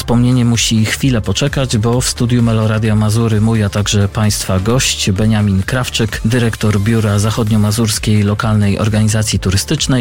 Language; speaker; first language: Polish; native; Polish